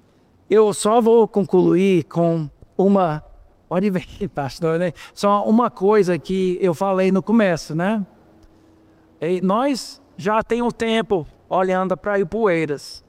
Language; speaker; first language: Portuguese; non-native, fluent; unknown